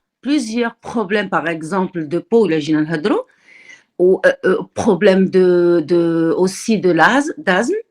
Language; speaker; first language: French; non-native, local second language; Arabic